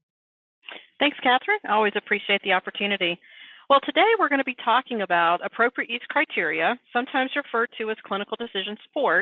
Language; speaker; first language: English; native; English